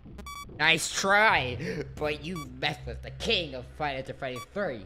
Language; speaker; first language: English; native; English